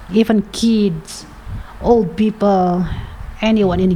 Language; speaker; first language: English; non-native, learner; Indonesian